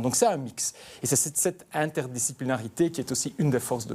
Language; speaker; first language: French; native; French